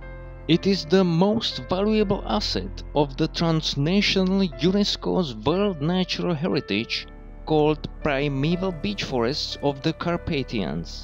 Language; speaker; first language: English; non-native, fluent; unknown